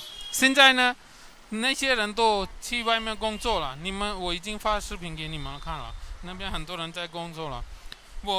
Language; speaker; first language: Chinese; non-native, learner; Hindi